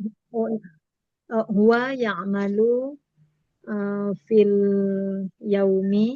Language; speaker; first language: Arabic; non-native, learner; Indonesian